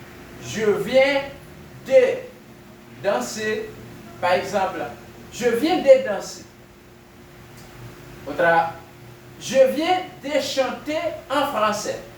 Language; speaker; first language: French; non-native, fluent; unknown